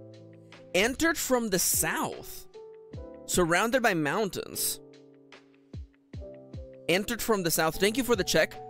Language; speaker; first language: English; native; English